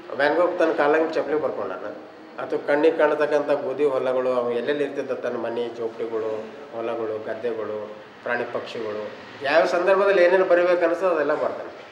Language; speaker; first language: Kannada; native; Kannada